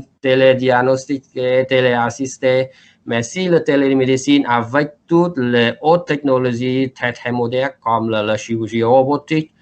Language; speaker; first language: French; non-native, learner; Vietnamese